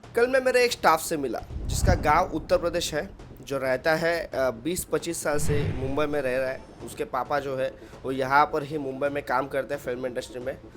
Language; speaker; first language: Hindi; non-native, local second language; Marathi